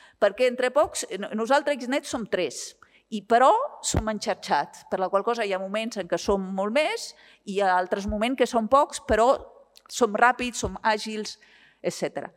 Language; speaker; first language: Catalan; non-native, fluent; Italian